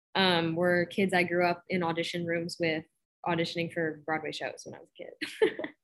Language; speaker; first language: English; native; English